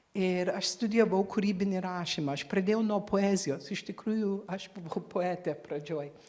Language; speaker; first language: Lithuanian; early bilingual, heritage; Lithuanian